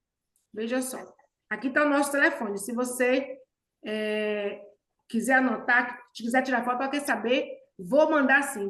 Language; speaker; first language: Portuguese; native; Portuguese